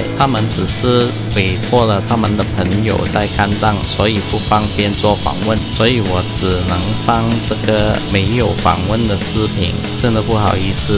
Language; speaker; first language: Chinese; native; Chinese